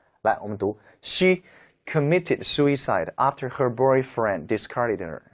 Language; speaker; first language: English; non-native, fluent; Chinese